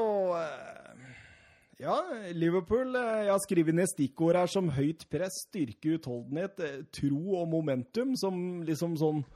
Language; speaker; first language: Norwegian; native; Norwegian